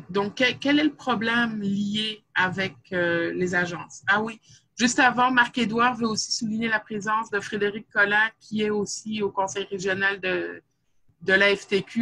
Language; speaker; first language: French; native; French